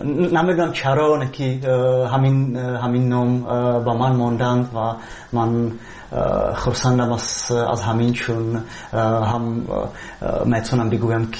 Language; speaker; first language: Persian; non-native, fluent; Slovak